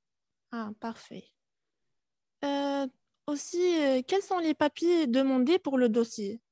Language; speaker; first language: French; non-native, fluent; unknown